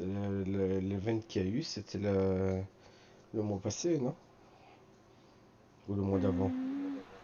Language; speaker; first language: French; native; French